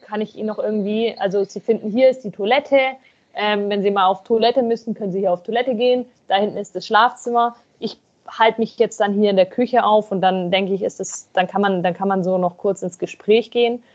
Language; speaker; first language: German; native; German